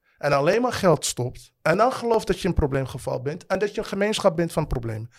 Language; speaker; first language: Dutch; non-native, fluent; Arabic